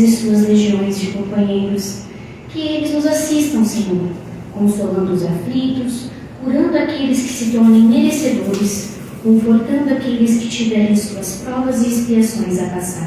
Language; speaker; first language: Portuguese; native; Portuguese